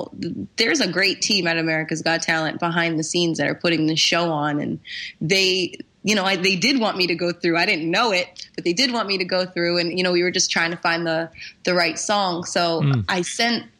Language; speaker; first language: English; native; English